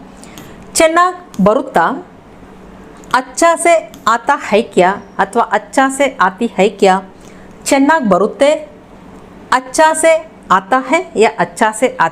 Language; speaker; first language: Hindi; non-native, local second language; Kannada